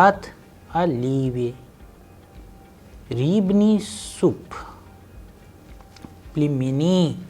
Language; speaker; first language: Russian; non-native, fluent; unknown